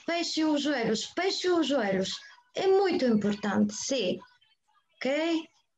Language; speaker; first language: Portuguese; non-native, learner; Bulgarian